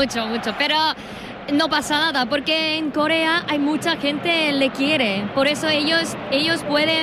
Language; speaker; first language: Spanish; non-native, learner; Korean